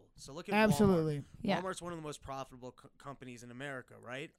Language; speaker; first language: English; native; English